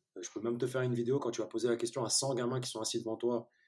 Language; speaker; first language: French; early bilingual, other home language; Turkish